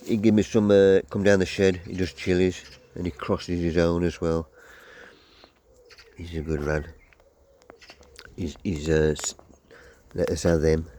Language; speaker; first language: English; native; English